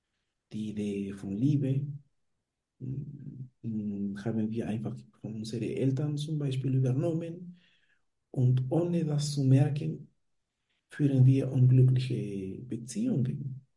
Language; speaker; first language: German; non-native, fluent; Spanish